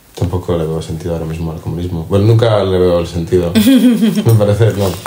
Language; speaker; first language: Spanish; non-native, fluent; Czech